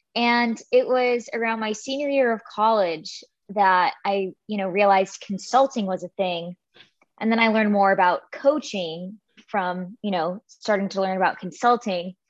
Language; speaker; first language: English; native; English